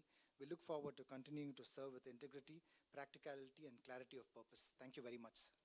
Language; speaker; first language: English; non-native, local second language; Tamil